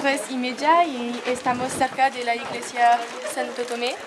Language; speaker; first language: Spanish; non-native, learner; French